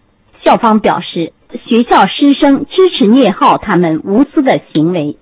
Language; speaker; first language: Chinese; native; Chinese